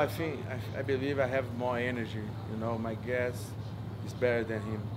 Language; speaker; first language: English; non-native, learner; Portuguese